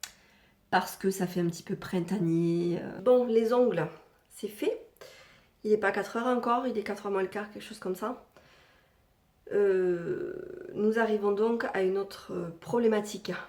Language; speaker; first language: French; native; French